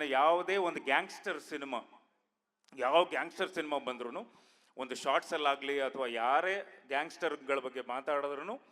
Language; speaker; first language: Kannada; native; Kannada